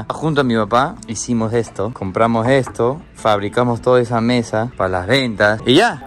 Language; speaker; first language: Spanish; non-native, fluent; English